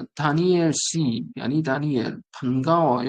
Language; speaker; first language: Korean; non-native, fluent; Uzbek